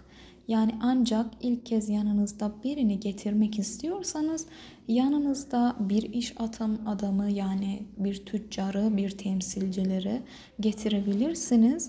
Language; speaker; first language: Turkish; non-native, fluent; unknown